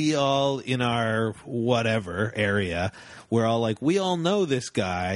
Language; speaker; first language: English; native; English